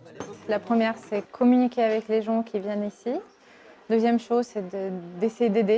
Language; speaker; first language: French; non-native, fluent; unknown